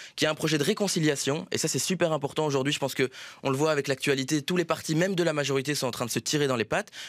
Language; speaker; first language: French; native; French